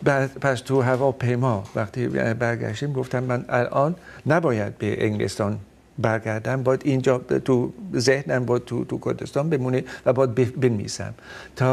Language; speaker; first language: Persian; non-native, fluent; Dutch